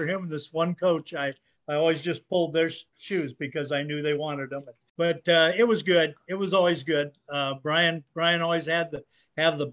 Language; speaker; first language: English; native; English